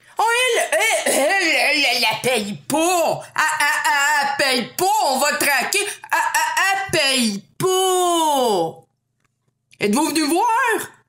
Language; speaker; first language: French; native; French